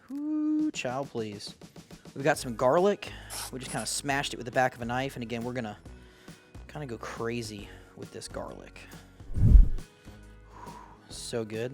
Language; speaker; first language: English; native; English